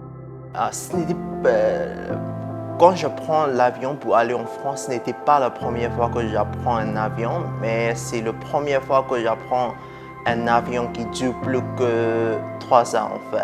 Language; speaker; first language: French; non-native, fluent; Burmese